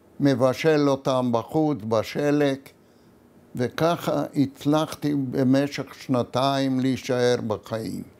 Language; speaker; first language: Hebrew; non-native, fluent; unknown